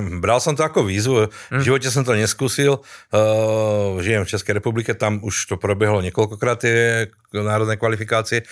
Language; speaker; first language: Slovak; native; Slovak